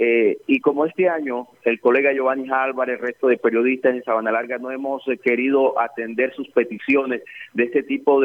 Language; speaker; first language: Spanish; native; Spanish